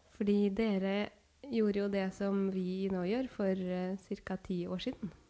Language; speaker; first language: Norwegian; native; Norwegian